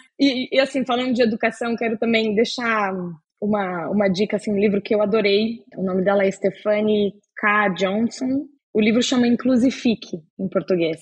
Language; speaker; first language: Portuguese; native; Portuguese